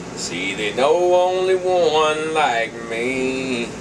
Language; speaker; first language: English; native; English